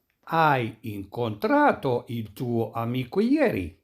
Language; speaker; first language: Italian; non-native, fluent; Arabic